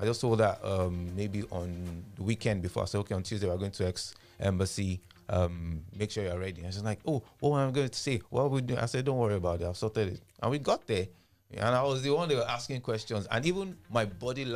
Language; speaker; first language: English; non-native, local second language; Yoruba